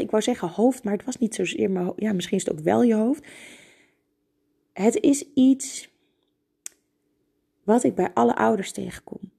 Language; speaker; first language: Dutch; native; Dutch